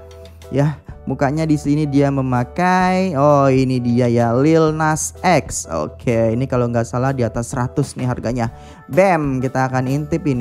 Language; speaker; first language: Indonesian; native; Indonesian